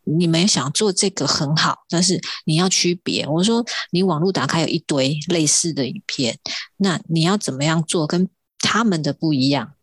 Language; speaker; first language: Chinese; non-native, local second language; Hakka Chinese